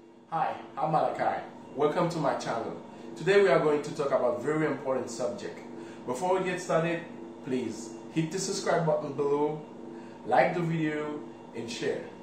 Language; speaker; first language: English; non-native, fluent; Haitian Creole